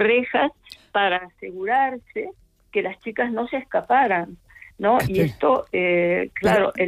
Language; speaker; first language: Spanish; native; Spanish